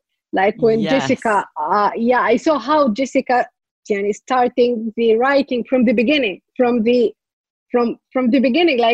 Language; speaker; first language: English; non-native, fluent; Arabic